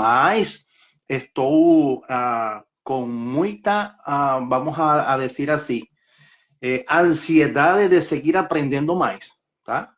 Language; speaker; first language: Portuguese; non-native, learner; Spanish